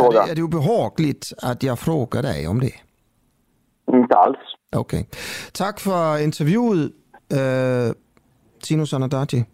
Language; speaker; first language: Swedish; non-native, learner; Danish